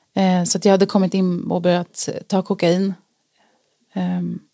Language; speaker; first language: Swedish; native; Swedish